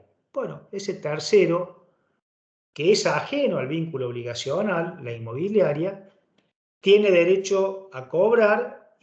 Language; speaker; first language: Spanish; native; Spanish